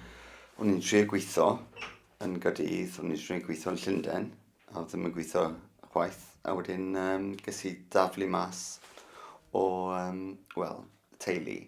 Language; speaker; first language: Welsh; non-native, learner; English